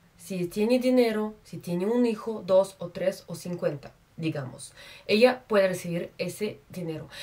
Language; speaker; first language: Spanish; non-native, fluent; Russian